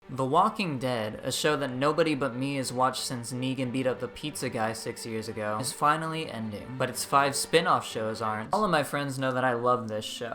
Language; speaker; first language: English; native; English